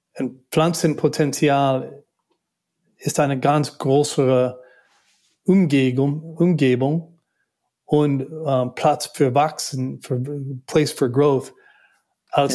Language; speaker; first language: German; non-native, learner; English